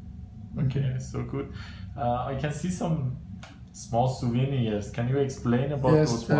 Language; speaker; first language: English; non-native, fluent; Persian